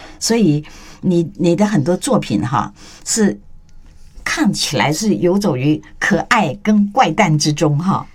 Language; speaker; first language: Chinese; native; Chinese